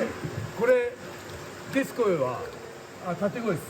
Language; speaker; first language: Japanese; native; Japanese